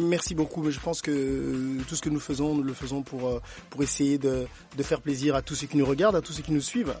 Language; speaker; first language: French; non-native, local second language; Lingala